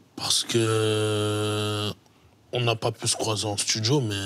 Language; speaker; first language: French; native; French